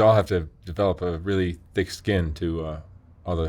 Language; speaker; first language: English; native; English